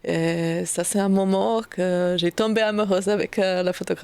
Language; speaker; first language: French; non-native, learner; Slovak